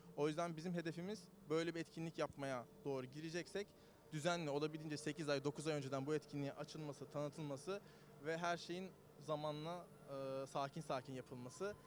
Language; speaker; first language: Turkish; native; Turkish